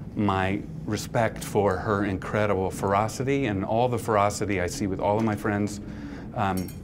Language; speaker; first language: English; native; English